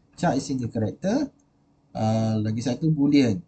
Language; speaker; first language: English; non-native, local second language; Malay